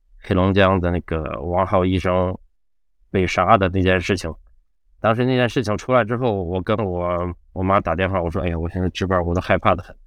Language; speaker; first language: Chinese; native; Chinese